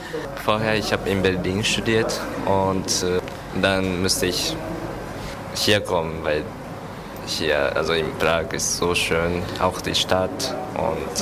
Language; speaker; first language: German; non-native, learner; Japanese